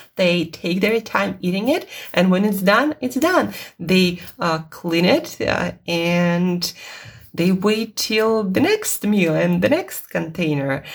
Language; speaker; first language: English; non-native, fluent; Russian